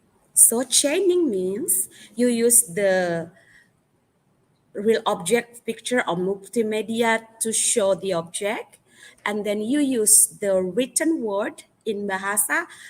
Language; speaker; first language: English; non-native, fluent; Indonesian